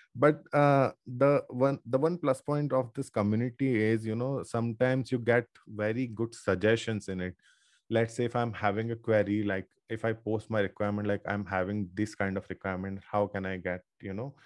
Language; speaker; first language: English; non-native, local second language; Hindi